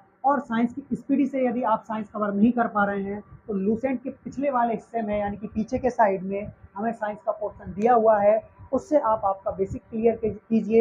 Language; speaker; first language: Hindi; native; Hindi